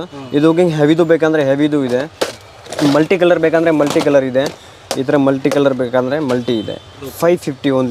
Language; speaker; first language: Kannada; non-native, local second language; Hindi